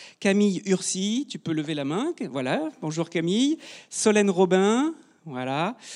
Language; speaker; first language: French; native; French